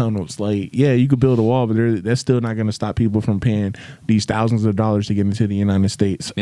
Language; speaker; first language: English; native; English